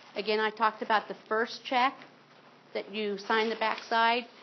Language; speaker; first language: English; native; English